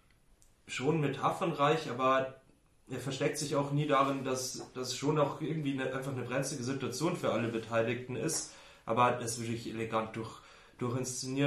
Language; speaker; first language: German; native; German